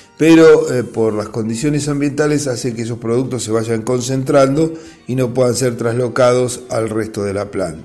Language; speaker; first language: Spanish; native; Spanish